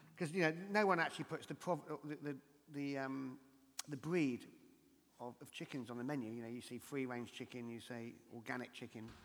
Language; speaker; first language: English; native; English